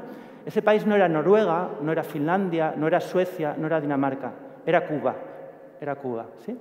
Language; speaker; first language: Spanish; native; Spanish